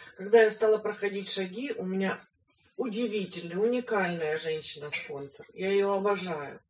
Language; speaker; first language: Russian; native; Russian